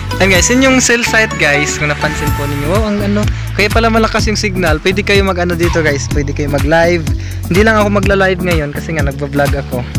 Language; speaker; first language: Filipino; non-native, local second language; Cebuano